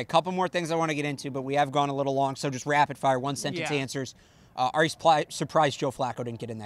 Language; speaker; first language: English; native; English